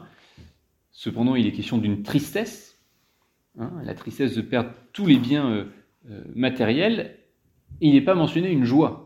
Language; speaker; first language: French; native; French